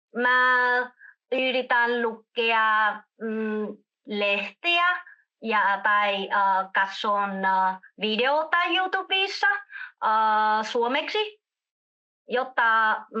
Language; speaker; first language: Finnish; non-native, learner; Vietnamese